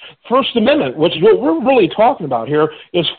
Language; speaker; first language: English; native; English